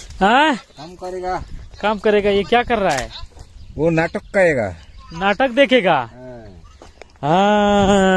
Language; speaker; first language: Hindi; native; Hindi